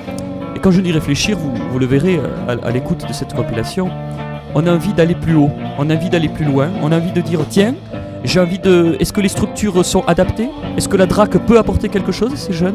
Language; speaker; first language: French; native; French